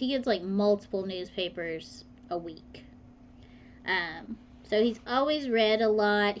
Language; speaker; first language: English; native; English